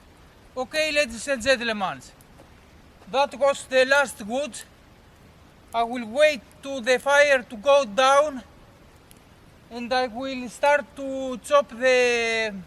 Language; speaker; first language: English; non-native, learner; Greek